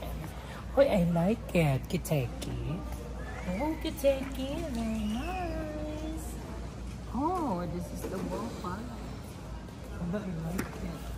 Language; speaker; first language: English; non-native, local second language; Filipino